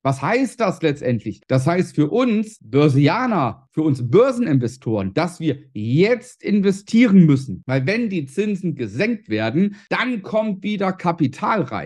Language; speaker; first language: German; native; German